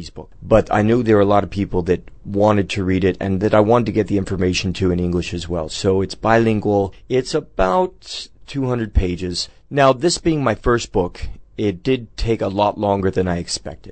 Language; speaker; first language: English; native; English